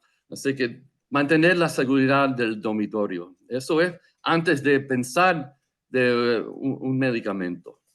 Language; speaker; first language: Spanish; non-native, fluent; English